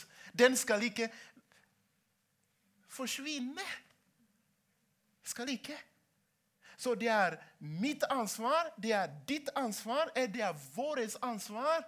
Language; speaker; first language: Norwegian; non-native, learner; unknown